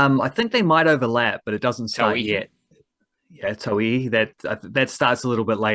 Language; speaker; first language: English; native; English